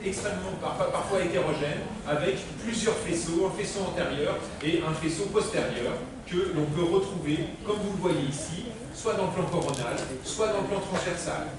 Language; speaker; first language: French; native; French